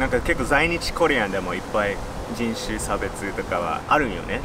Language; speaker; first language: Japanese; non-native, fluent; English